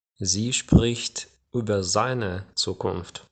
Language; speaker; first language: German; non-native, fluent; Ukrainian